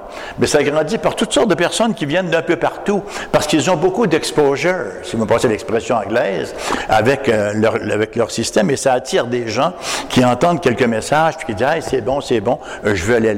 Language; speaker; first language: French; native; French